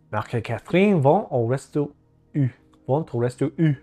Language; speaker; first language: French; non-native, learner; English